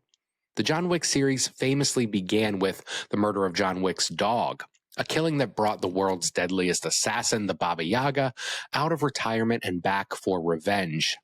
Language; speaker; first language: English; native; English